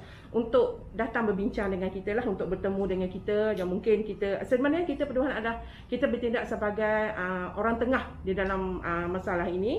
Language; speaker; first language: Malay; native; Malay